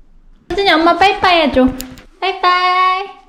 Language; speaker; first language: Korean; native; Korean